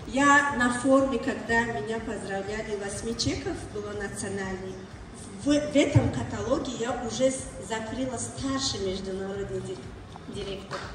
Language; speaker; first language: Russian; non-native, learner; Tajik